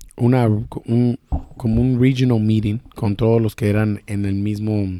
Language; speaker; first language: Spanish; early bilingual, heritage; Spanish